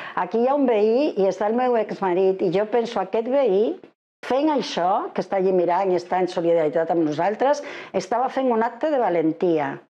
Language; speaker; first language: Catalan; non-native, fluent; Spanish